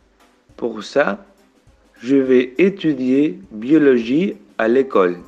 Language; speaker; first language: French; non-native, fluent; Spanish